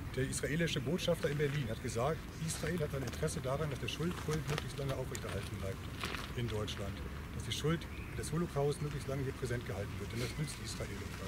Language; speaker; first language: German; native; German